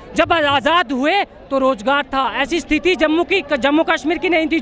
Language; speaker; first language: Hindi; native; Hindi